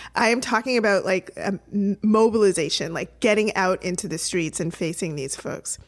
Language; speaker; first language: English; native; English